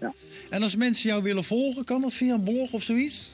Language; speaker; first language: Dutch; native; Dutch